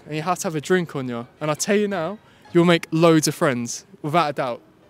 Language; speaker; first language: English; native; English